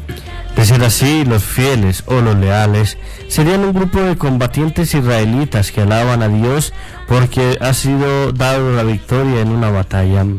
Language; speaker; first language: Spanish; native; Spanish